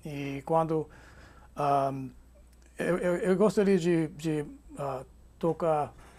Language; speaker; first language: Portuguese; non-native, fluent; English